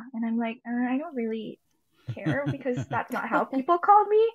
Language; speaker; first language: English; non-native, local second language; Filipino